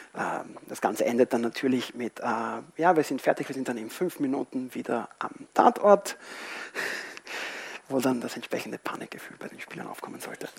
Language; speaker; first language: German; non-native, fluent; Spanish